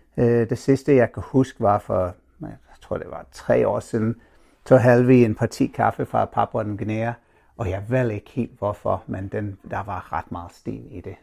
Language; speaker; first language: Danish; non-native, fluent; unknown